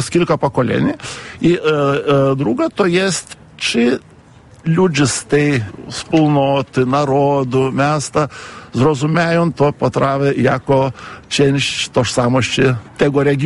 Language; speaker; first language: Polish; non-native, fluent; Lithuanian